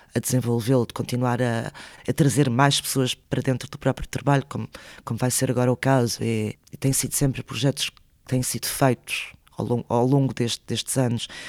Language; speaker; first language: Portuguese; early bilingual, other home language; Spanish